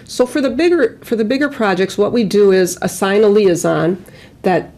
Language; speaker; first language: English; native; English